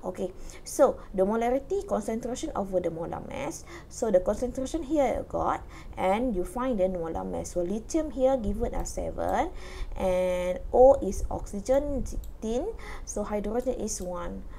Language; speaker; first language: English; non-native, local second language; Malay